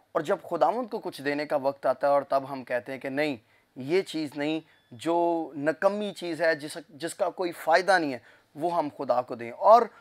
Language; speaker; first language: Urdu; non-native, local second language; Punjabi